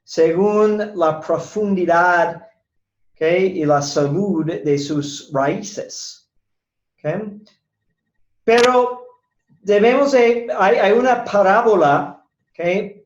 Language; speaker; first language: Spanish; non-native, fluent; English